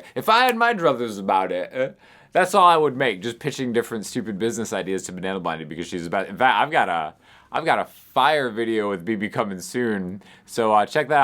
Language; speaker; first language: English; native; English